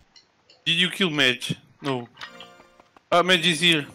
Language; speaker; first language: English; non-native, learner; Turkish